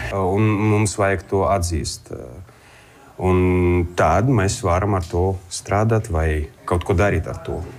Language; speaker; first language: Latvian; non-native, local second language; Russian